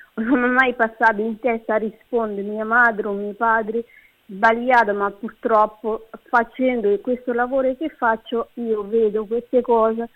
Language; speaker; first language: Italian; non-native, fluent; Kabuverdianu